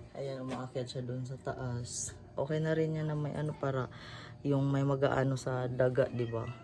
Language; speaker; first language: Filipino; non-native, local second language; Cebuano